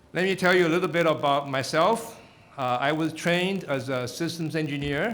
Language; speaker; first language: English; non-native, fluent; Chinese